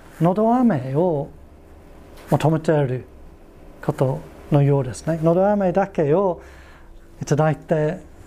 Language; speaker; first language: Japanese; non-native, fluent; English